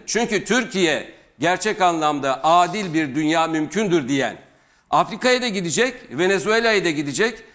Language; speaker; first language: Turkish; native; Turkish